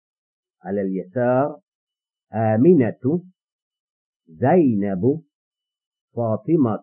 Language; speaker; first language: Arabic; non-native, fluent; English